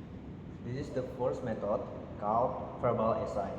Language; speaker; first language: English; non-native, learner; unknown